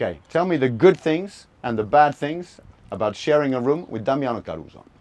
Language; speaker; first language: English; native; English